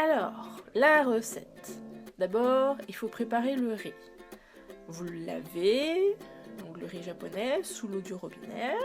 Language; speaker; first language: French; native; French